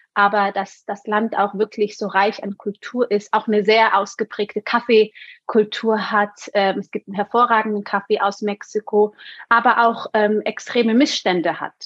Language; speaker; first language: German; native; German